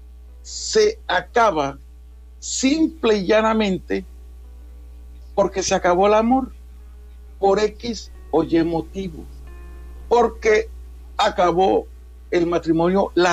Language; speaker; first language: Spanish; native; Spanish